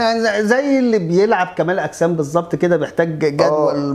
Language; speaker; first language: Arabic; native; Arabic